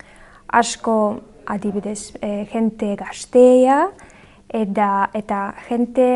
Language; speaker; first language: Basque; non-native, learner; Belarusian